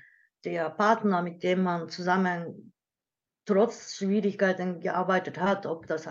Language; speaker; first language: German; non-native, learner; Japanese